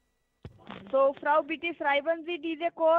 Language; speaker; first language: German; non-native, learner; Hindi